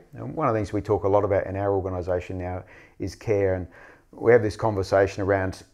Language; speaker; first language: English; native; English